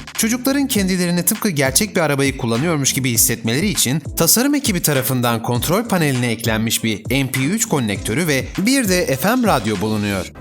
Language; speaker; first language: Turkish; native; Turkish